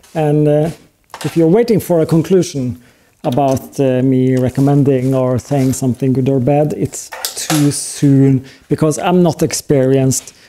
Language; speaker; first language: English; non-native, fluent; Norwegian